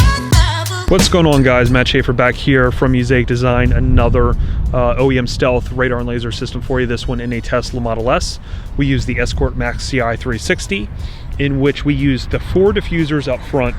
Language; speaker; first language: English; native; English